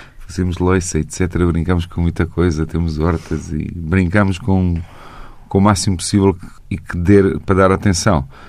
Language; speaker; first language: Portuguese; non-native, fluent; Bosnian